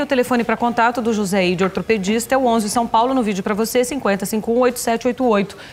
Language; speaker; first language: Portuguese; native; Portuguese